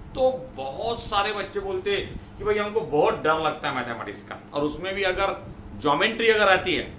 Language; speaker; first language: Hindi; non-native, local second language; Marathi